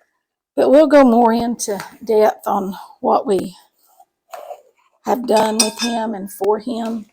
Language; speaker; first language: English; native; English